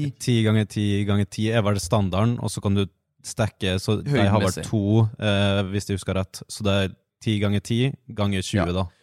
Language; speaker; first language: Norwegian; early bilingual, other home language; Russian